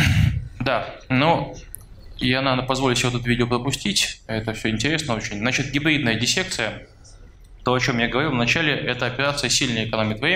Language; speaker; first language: Russian; native; Russian